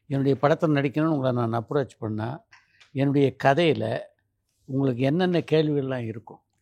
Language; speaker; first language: Tamil; native; Tamil